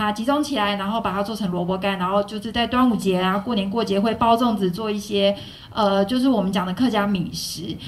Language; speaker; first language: Chinese; native; Chinese